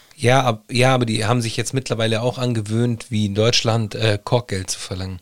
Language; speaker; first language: German; early bilingual, other home language; Italian